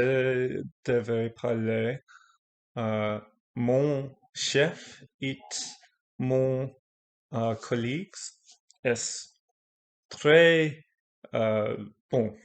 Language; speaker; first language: French; non-native, learner; English